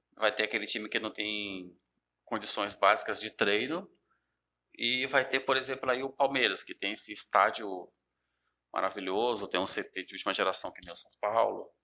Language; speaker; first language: Portuguese; native; Portuguese